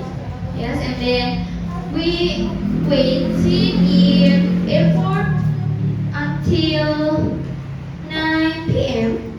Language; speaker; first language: English; non-native, learner; Indonesian